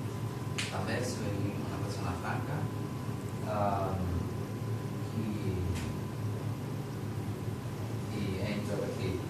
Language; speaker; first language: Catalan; non-native, learner; Spanish